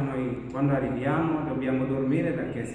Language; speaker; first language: Italian; non-native, learner; Masai